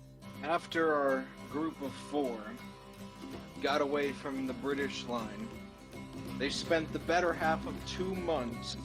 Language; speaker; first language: English; native; English